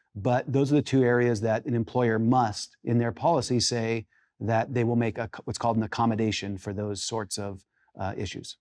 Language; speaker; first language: English; native; English